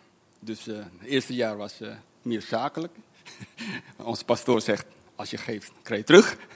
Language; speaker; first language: Dutch; non-native, fluent; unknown